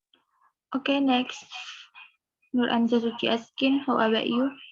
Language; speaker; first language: English; non-native, learner; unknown